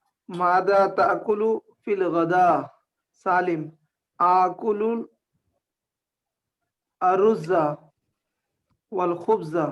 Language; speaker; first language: Arabic; non-native, learner; Urdu